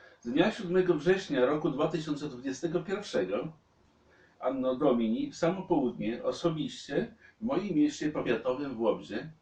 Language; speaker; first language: Polish; native; Polish